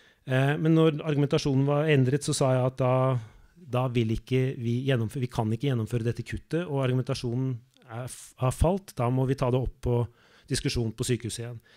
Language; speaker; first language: Norwegian; native; Norwegian